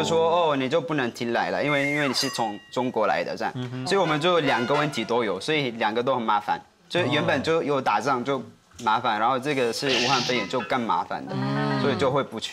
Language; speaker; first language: Chinese; non-native, fluent; Arabic